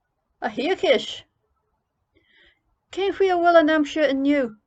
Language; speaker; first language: Irish; non-native, learner; English